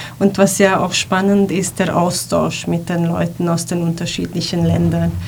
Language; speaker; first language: German; non-native, fluent; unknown